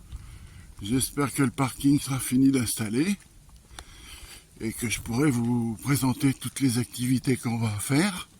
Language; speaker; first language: French; native; French